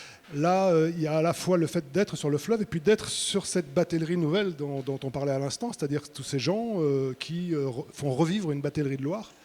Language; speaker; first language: French; native; French